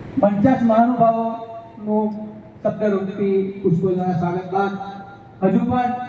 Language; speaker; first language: Gujarati; native; Gujarati